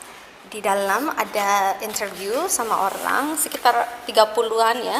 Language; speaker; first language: Indonesian; early bilingual, heritage; Indonesian